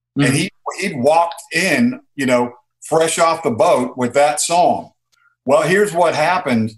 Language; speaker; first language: English; native; English